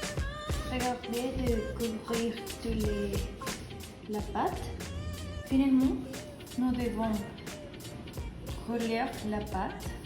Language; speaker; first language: French; non-native, learner; Spanish